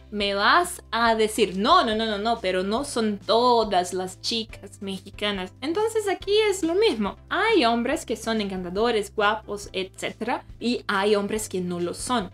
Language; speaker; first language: Spanish; non-native, fluent; Portuguese